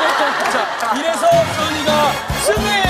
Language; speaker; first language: Korean; native; Korean